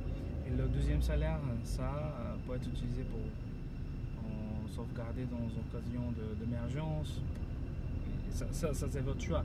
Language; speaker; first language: French; non-native, fluent; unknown